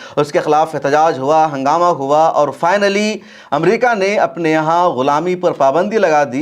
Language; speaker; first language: Urdu; native; Urdu